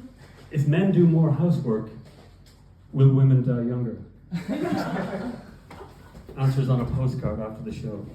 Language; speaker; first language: English; native; English